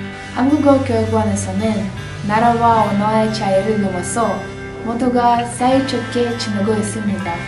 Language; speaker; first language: Korean; non-native, fluent; Russian